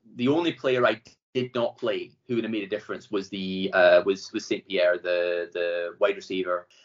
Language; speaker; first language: English; native; English